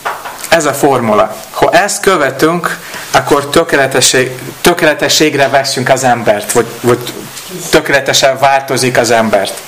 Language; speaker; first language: Hungarian; non-native, learner; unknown